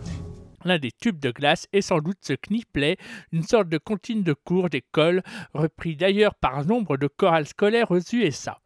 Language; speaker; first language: French; native; French